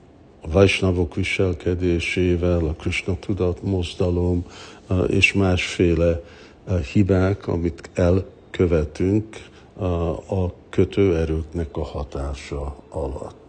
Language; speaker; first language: Hungarian; early bilingual, heritage; Hungarian